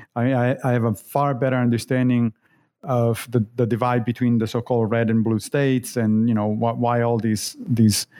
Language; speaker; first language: English; non-native, fluent; Italian